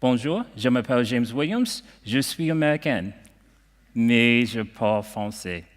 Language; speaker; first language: French; non-native, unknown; English